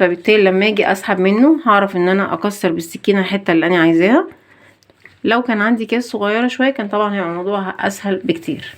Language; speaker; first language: Arabic; native; Arabic